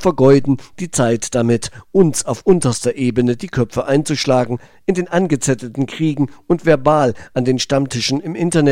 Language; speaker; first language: German; native; German